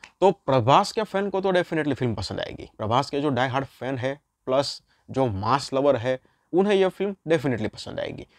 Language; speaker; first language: Hindi; non-native, local second language; Gujarati